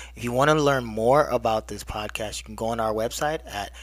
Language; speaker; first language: English; early bilingual, other home language; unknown